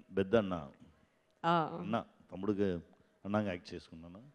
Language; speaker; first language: Telugu; non-native, learner; Tamil